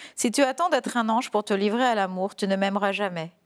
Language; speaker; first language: French; native; French